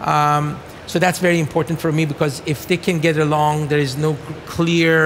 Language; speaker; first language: English; non-native, fluent; Persian